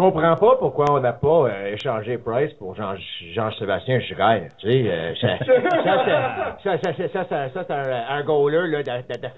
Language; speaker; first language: French; native; French